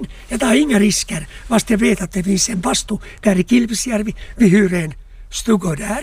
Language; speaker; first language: Swedish; non-native, local second language; Finnish